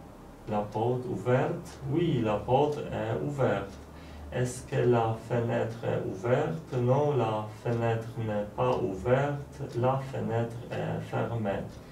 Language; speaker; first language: French; non-native, learner; Polish